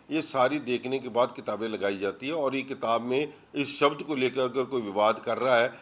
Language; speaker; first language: Hindi; non-native, local second language; Punjabi